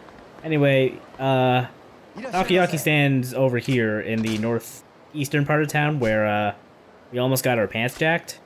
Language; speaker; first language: English; native; English